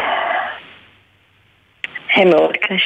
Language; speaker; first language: Hebrew; non-native, local second language; Arabic